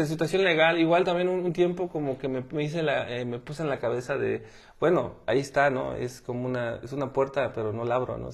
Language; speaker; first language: Spanish; native; Spanish